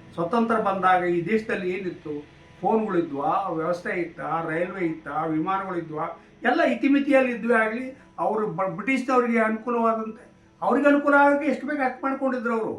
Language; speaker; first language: Kannada; native; Kannada